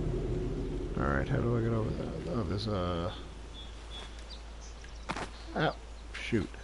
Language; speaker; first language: English; native; English